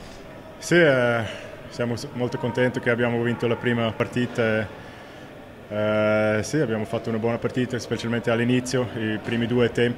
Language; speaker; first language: Italian; non-native, local second language; German